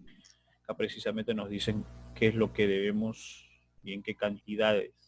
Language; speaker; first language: Spanish; native; Spanish